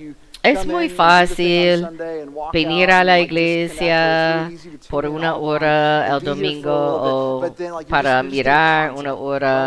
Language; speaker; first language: Spanish; non-native, fluent; English